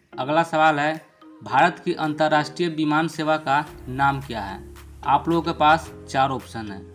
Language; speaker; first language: Hindi; native; Hindi